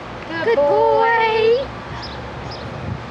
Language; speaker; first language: English; native; English